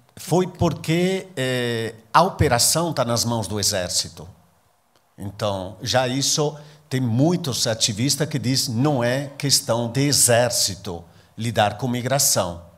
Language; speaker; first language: Portuguese; non-native, fluent; Italian